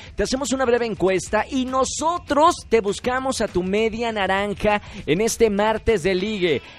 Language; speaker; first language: Spanish; native; Spanish